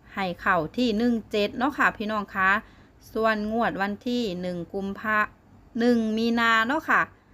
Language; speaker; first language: Thai; non-native, local second language; Northeastern Thai